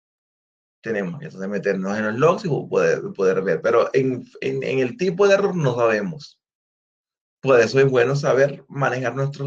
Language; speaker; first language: Spanish; native; Spanish